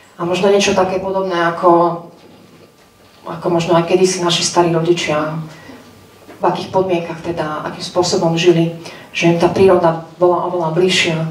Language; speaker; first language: Slovak; native; Slovak